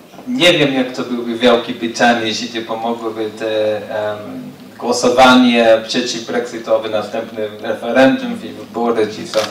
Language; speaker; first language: Polish; non-native, learner; English